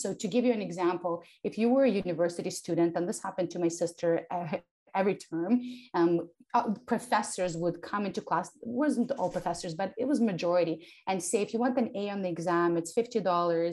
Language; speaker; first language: English; non-native, fluent; Ukrainian